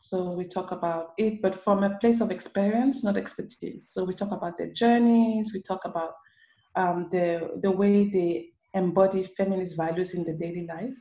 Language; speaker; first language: English; non-native, local second language; French